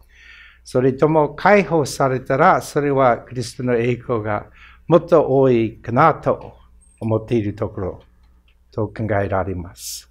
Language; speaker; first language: Japanese; non-native, fluent; English